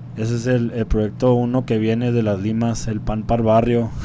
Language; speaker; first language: Spanish; early bilingual, heritage; Spanish